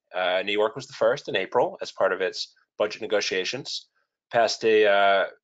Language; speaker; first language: English; native; English